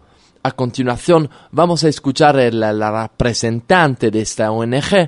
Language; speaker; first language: Spanish; non-native, fluent; Italian